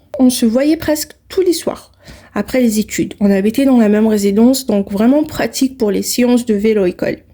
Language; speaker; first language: French; non-native, local second language; Arabic